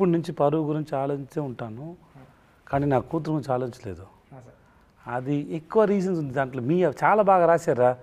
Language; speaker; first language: Telugu; non-native, learner; Tamil